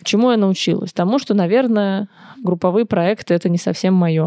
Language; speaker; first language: Russian; native; Russian